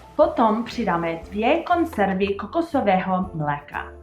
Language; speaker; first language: Czech; non-native, learner; English